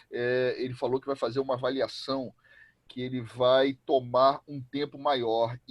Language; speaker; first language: Portuguese; native; Portuguese